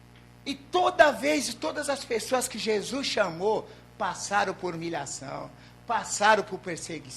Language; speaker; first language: Portuguese; native; Portuguese